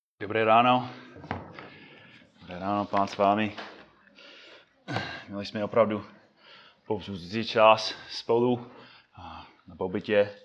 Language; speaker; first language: Czech; non-native, fluent; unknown